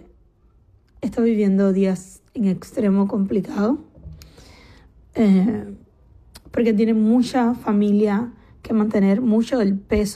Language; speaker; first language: Spanish; native; Spanish